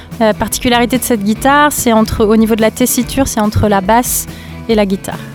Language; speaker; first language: French; native; French